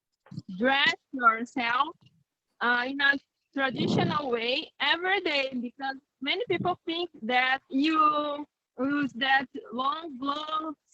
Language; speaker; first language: English; non-native, fluent; Portuguese